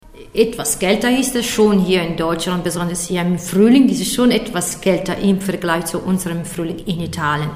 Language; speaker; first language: German; non-native, fluent; Italian